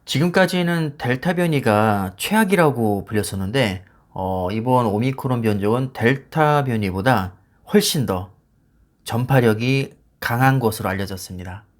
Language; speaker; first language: Korean; native; Korean